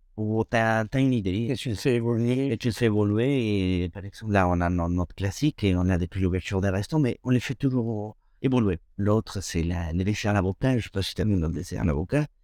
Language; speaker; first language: French; non-native, fluent; Spanish